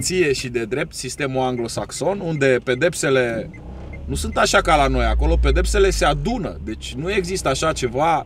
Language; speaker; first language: Romanian; native; Romanian